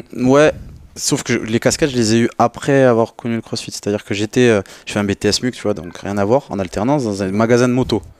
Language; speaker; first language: French; native; French